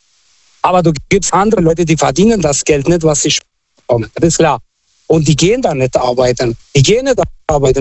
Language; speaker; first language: German; non-native, fluent; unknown